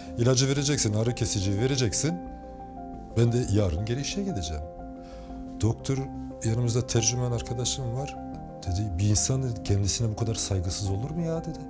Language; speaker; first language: Turkish; early bilingual, heritage; Turkish